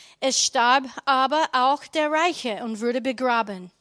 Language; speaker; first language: German; non-native, learner; English